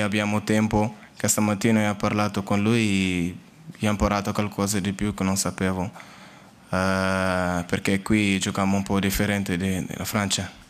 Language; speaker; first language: Italian; non-native, learner; Portuguese